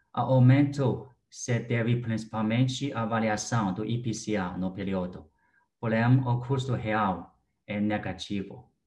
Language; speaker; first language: Portuguese; non-native, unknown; Chinese